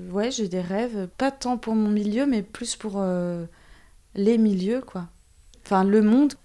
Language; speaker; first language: French; native; French